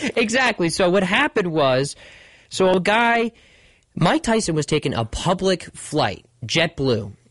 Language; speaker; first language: English; native; English